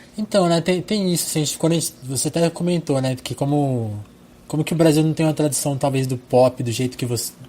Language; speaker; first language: Portuguese; native; Portuguese